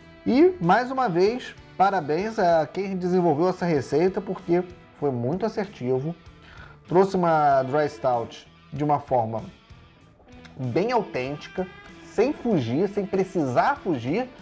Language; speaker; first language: Portuguese; native; Portuguese